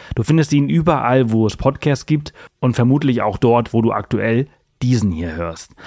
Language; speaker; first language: German; early bilingual, heritage; German